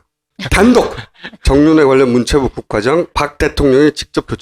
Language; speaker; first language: Korean; native; Korean